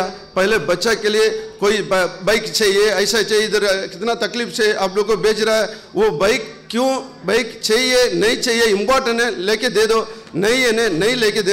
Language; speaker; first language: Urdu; non-native, local second language; Telugu